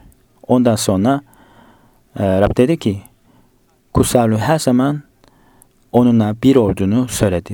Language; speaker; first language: Turkish; non-native, fluent; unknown